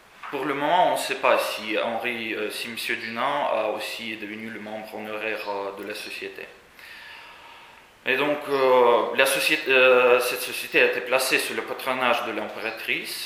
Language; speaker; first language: French; non-native, fluent; Russian